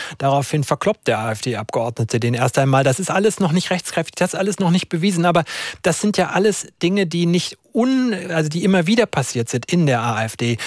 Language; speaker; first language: German; native; German